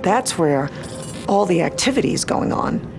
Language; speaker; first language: English; native; English